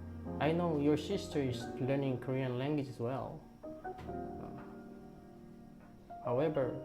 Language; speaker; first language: English; non-native, fluent; Korean